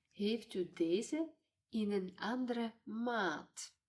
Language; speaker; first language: Dutch; non-native, fluent; Ukrainian